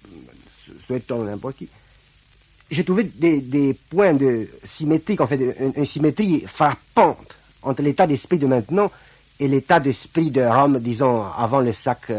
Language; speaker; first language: French; non-native, fluent; Romanian